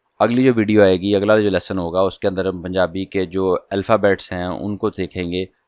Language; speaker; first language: Urdu; non-native, local second language; Punjabi